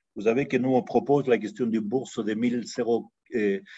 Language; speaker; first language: French; non-native, fluent; Spanish